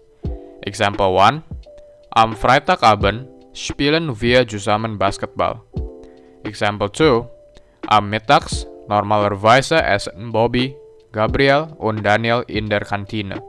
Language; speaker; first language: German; non-native, learner; Indonesian